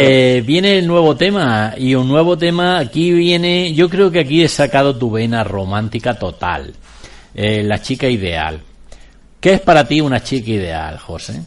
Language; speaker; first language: Spanish; native; Spanish